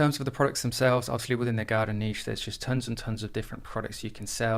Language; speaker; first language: English; native; English